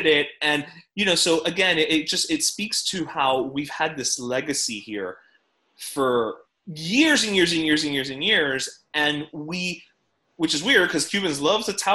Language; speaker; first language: English; native; English